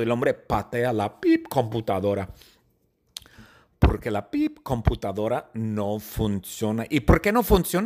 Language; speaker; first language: Spanish; non-native, fluent; English